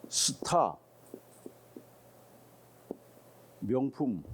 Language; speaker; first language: Korean; native; Korean